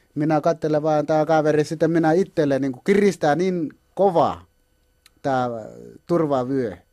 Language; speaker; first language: Finnish; non-native, learner; Kalenjin